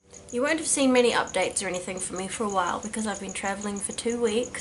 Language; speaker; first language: English; native; English